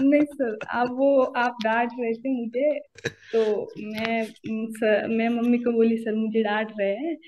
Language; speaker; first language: Hindi; native; Hindi